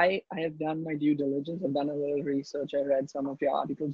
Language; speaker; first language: English; non-native, local second language; Hindi